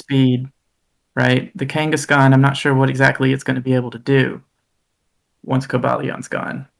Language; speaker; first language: English; native; English